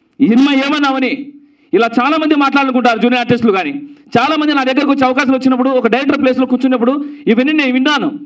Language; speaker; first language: Telugu; native; Telugu